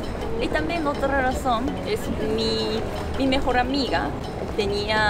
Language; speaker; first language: Spanish; non-native, fluent; Japanese